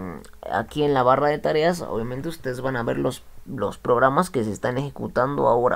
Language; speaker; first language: Spanish; native; Spanish